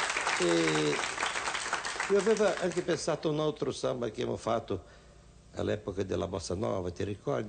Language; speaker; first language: Italian; non-native, fluent; Portuguese